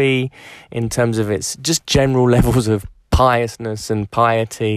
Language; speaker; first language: English; native; English